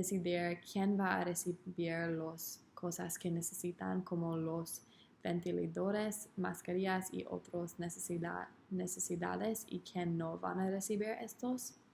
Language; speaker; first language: Spanish; non-native, learner; English